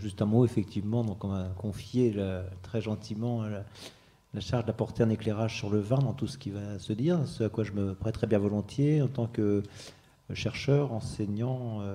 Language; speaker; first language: French; native; French